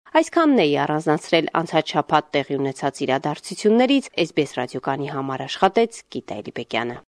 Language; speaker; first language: Armenian; native; Armenian